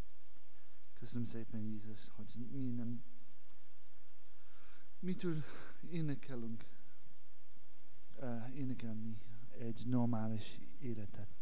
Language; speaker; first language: Hungarian; non-native, learner; English